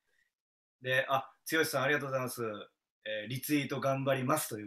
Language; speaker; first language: Japanese; native; Japanese